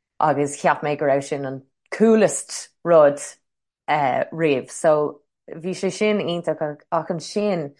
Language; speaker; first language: Irish; non-native, local second language; English